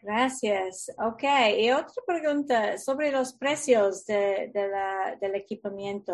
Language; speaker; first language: Spanish; non-native, fluent; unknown